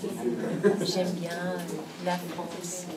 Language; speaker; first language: French; non-native, fluent; Danish